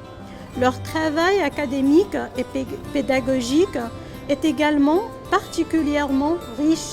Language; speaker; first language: French; non-native, local second language; Arabic